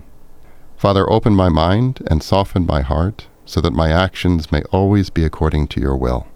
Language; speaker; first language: English; native; English